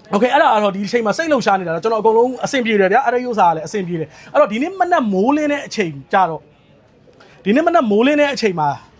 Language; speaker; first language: Burmese; native; Burmese